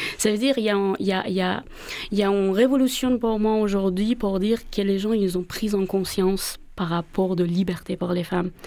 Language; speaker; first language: French; non-native, fluent; Persian